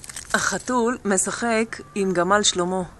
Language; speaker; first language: Hebrew; native; Hebrew